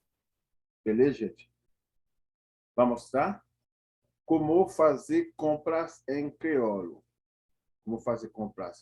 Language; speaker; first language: Portuguese; non-native, fluent; Haitian Creole